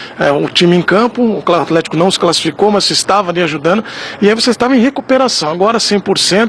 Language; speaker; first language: Portuguese; native; Portuguese